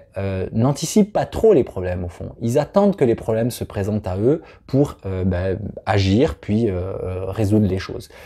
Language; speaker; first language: French; native; French